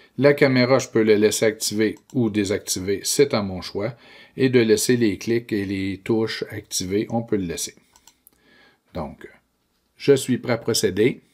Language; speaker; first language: French; native; French